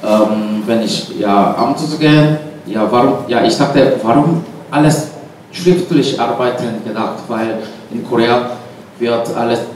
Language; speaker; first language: German; non-native, learner; Korean